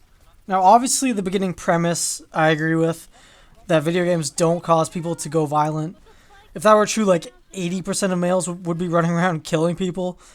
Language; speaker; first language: English; native; English